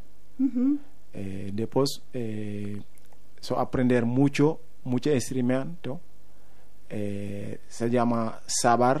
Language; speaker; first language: Spanish; non-native, local second language; Wolof